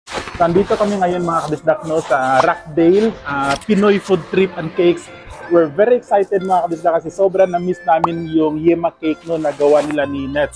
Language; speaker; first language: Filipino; non-native, local second language; Cebuano